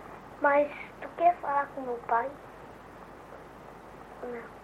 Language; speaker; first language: Portuguese; early bilingual, heritage; Portuguese